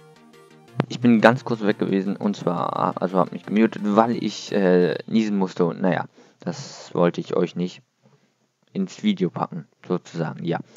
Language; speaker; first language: German; native; German